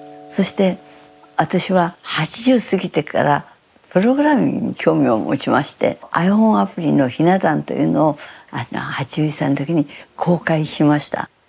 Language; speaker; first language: Japanese; native; Japanese